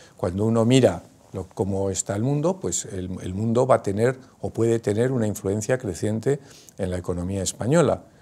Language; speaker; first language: Spanish; native; Spanish